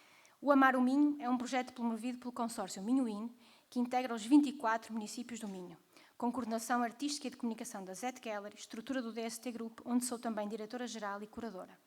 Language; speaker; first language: Portuguese; native; Portuguese